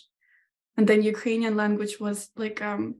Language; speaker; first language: English; non-native, fluent; Ukrainian